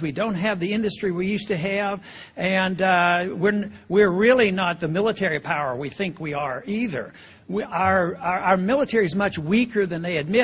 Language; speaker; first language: English; native; English